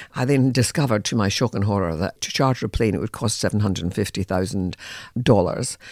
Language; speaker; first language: English; native; English